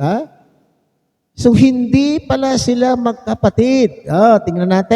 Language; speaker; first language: Filipino; native; Filipino